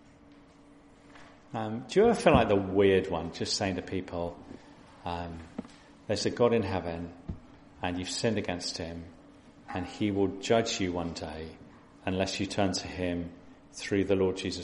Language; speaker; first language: English; native; English